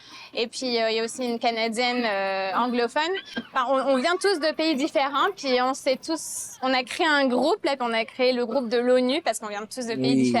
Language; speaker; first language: French; native; French